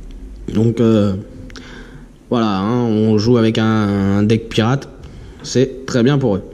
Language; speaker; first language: French; native; French